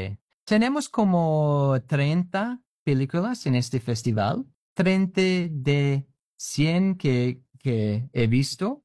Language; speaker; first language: Spanish; non-native, fluent; English